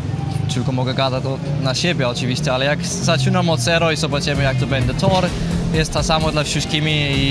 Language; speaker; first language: Polish; non-native, learner; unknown